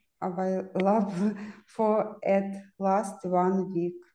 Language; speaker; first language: English; non-native, learner; Ukrainian